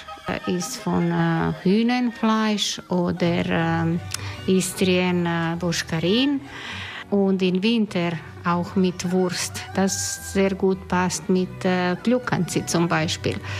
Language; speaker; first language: German; non-native, learner; Croatian